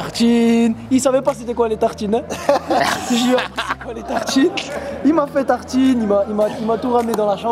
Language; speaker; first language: French; native; French